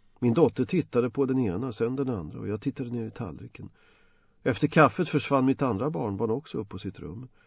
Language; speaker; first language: Swedish; non-native, fluent; Bosnian